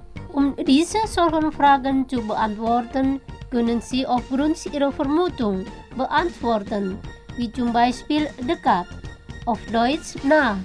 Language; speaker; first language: German; non-native, fluent; Indonesian